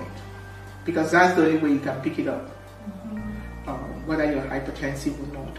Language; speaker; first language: English; non-native, local second language; Igbo